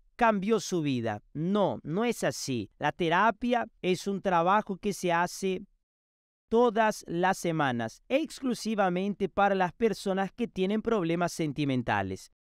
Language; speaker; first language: Spanish; non-native, fluent; Portuguese